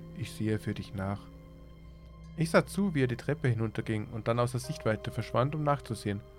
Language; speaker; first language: German; native; German